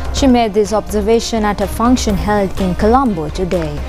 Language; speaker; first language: English; non-native, local second language; Sinhala